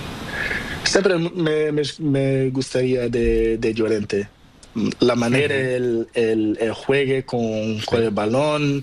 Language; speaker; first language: Spanish; non-native, learner; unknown